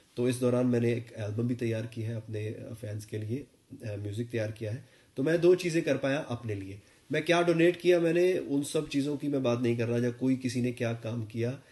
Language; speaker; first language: Hindi; non-native, local second language; Punjabi